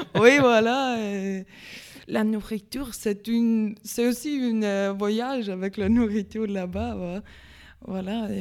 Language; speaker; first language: French; non-native, learner; Latvian